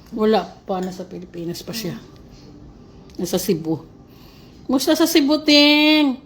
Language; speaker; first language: Filipino; non-native, local second language; Hiligaynon